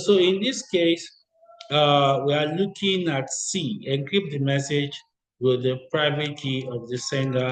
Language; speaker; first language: English; non-native, local second language; Yoruba